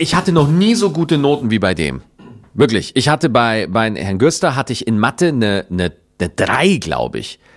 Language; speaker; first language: German; native; German